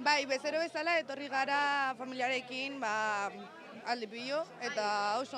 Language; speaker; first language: Basque; non-native, local second language; Spanish